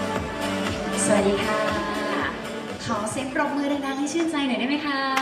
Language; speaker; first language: Thai; native; Thai